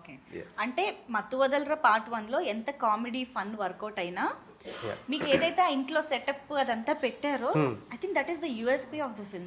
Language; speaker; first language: Telugu; native; Telugu